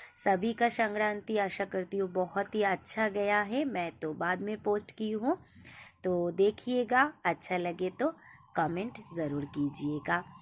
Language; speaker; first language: Hindi; non-native, local second language; Bangla